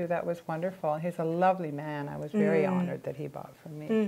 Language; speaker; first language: English; native; English